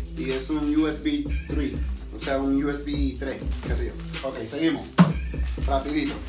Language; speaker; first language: Spanish; early bilingual, heritage; Spanish